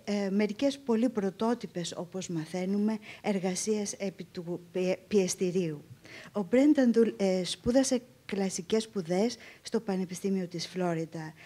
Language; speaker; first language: Greek; native; Greek